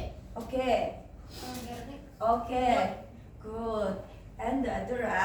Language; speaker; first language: English; non-native, learner; Indonesian